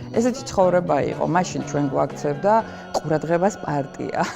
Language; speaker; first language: Georgian; early bilingual, heritage; Georgian